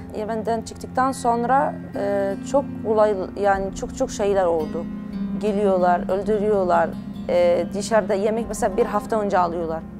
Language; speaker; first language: Turkish; non-native, learner; Arabic